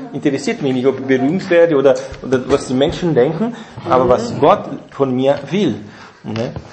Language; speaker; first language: German; non-native, fluent; Portuguese